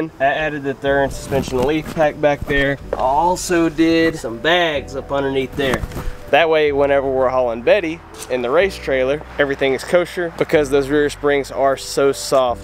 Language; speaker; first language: English; native; English